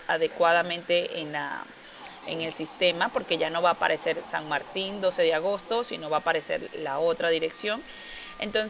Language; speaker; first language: Spanish; native; Spanish